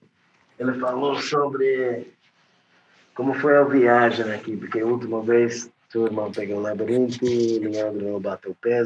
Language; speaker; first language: Portuguese; non-native, learner; English